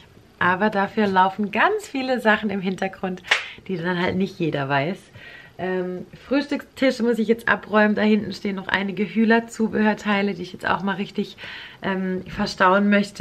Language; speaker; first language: German; native; German